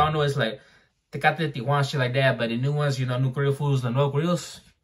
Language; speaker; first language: English; early bilingual, other home language; Spanish